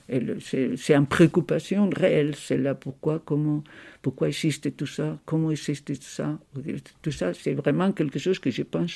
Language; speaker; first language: French; non-native, fluent; Spanish